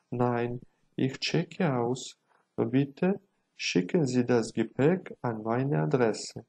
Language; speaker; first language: German; non-native, fluent; Ukrainian